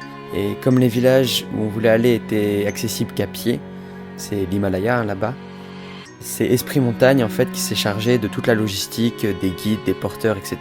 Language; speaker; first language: French; native; French